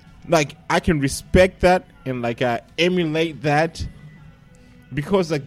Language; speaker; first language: English; native; English